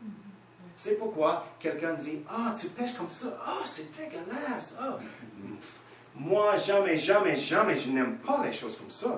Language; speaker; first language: French; non-native, fluent; English